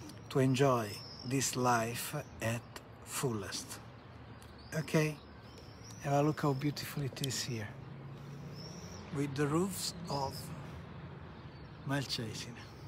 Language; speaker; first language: English; non-native, fluent; Italian